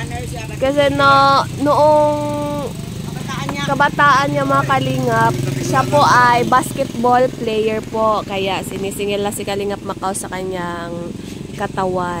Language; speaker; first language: Filipino; non-native, local second language; Cebuano